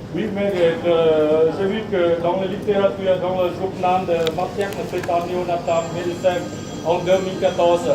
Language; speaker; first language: French; non-native, learner; Vietnamese